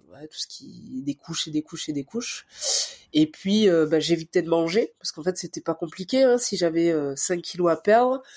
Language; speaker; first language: French; native; French